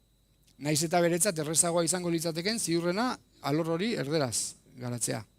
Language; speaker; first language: Basque; native; Basque